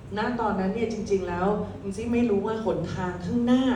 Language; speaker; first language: Thai; early bilingual, other home language; Cantonese